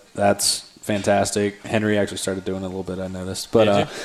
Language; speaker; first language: English; native; English